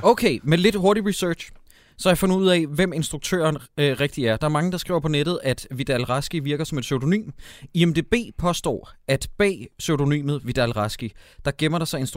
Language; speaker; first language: Danish; native; Danish